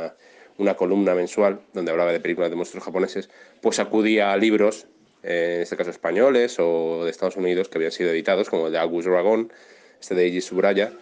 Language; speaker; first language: Spanish; native; Spanish